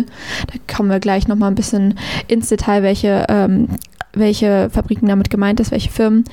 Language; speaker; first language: German; native; German